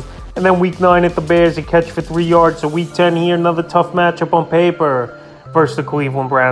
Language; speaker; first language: English; native; English